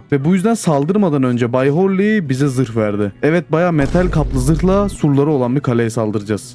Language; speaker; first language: Turkish; native; Turkish